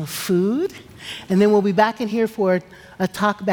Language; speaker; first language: English; native; English